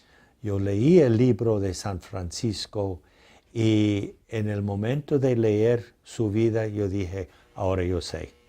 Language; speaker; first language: Spanish; non-native, fluent; English